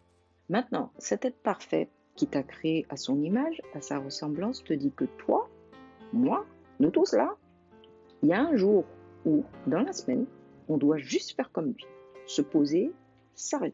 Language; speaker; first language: French; native; French